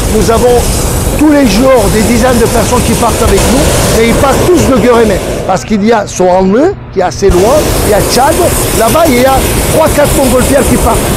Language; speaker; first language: French; non-native, fluent; Turkish